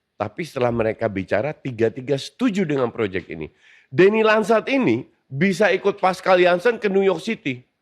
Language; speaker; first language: Indonesian; non-native, fluent; Dutch